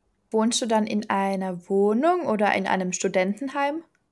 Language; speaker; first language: German; native; German